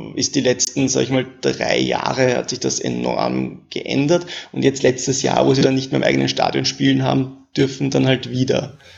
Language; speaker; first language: German; native; German